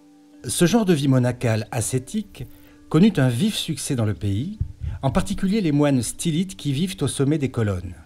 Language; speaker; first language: French; native; French